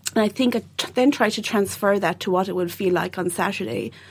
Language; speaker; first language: English; native; English